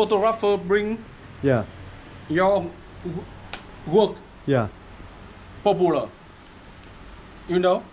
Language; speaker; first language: English; non-native, learner; Vietnamese